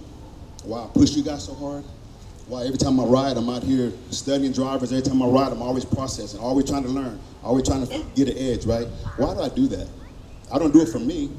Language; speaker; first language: English; native; English